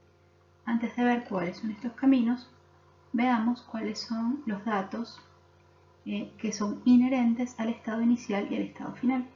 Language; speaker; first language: Spanish; native; Spanish